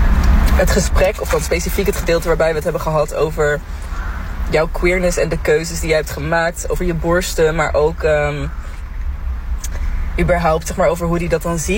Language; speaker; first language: Dutch; native; Dutch